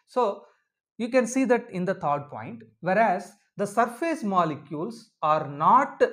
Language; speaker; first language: English; non-native, local second language; Telugu